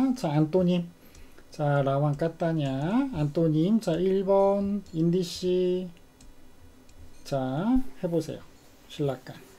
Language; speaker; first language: Korean; native; Korean